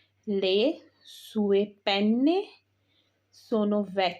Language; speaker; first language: Italian; non-native, fluent; Urdu